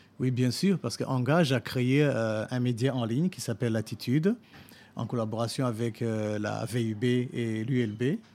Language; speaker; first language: French; non-native, local second language; Rundi